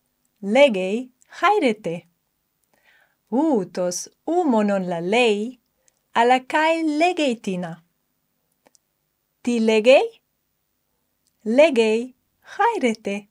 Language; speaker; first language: Greek; non-native, fluent; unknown